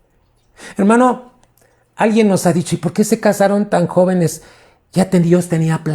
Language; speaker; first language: Spanish; native; Spanish